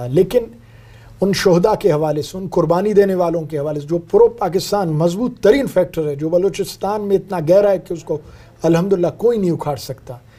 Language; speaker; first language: Urdu; non-native, local second language; Brahui